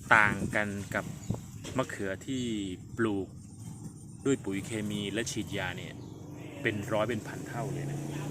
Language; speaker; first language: Thai; non-native, local second language; Khmer